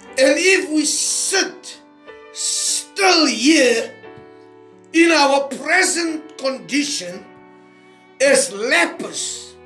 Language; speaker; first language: English; non-native, local second language; Afrikaans